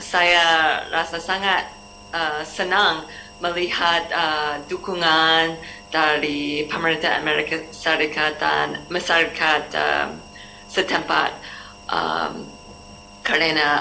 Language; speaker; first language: Indonesian; non-native, learner; English